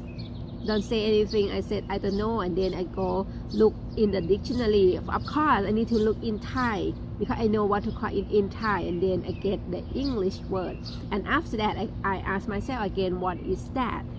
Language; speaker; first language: English; non-native, learner; Thai